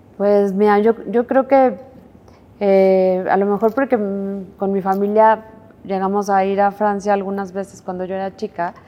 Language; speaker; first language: Spanish; native; Spanish